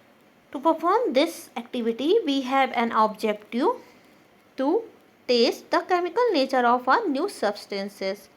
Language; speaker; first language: English; non-native, local second language; Hindi